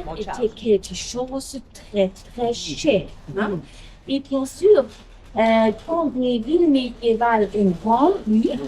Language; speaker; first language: French; non-native, fluent; German